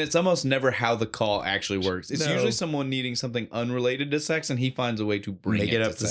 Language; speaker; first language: English; native; English